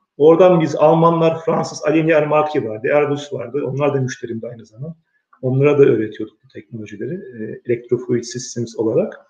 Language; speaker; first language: Turkish; early bilingual, heritage; Turkish